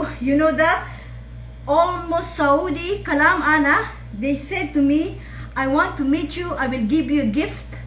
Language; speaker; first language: English; non-native, local second language; Filipino